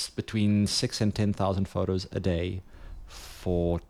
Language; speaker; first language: English; non-native, local second language; Afrikaans